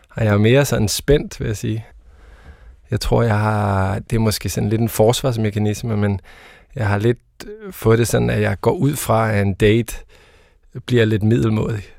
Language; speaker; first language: Danish; native; Danish